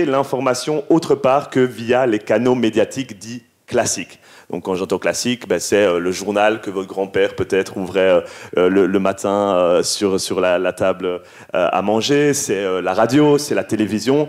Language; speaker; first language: French; native; French